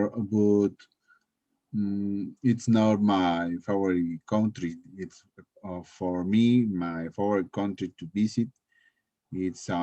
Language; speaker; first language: English; non-native, learner; Spanish